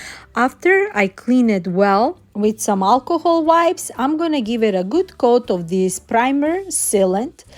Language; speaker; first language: English; non-native, fluent; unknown